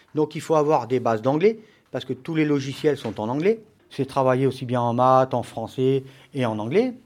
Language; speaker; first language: French; native; French